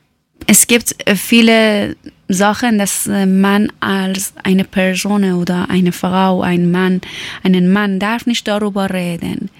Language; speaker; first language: German; non-native, learner; Persian